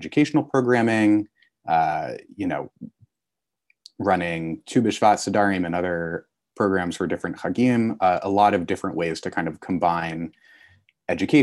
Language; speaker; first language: English; native; English